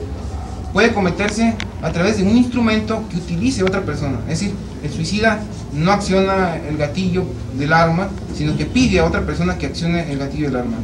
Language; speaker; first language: Spanish; native; Spanish